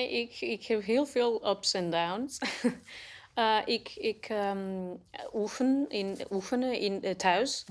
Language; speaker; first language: Dutch; non-native, learner; Portuguese